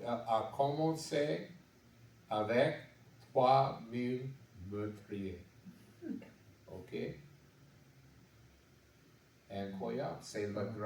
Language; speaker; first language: French; non-native, learner; English